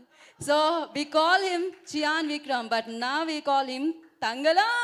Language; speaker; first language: Telugu; native; Telugu